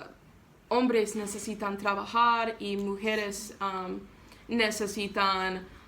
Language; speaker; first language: Spanish; non-native, learner; English